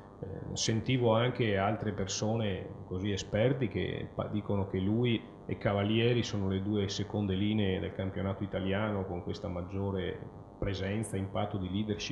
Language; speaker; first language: Italian; native; Italian